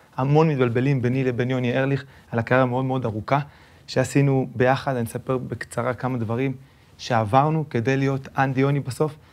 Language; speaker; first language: Hebrew; early bilingual, other home language; Spanish